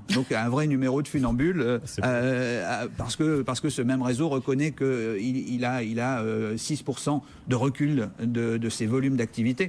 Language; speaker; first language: French; native; French